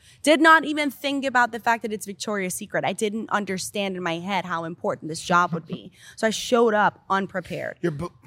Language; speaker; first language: English; non-native, fluent; Danish